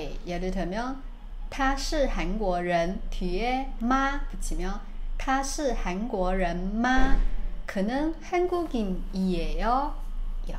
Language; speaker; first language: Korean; non-native, fluent; Chinese